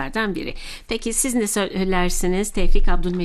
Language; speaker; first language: Turkish; native; Turkish